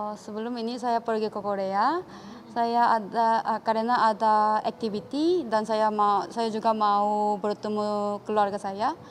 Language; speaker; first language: Indonesian; non-native, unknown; Korean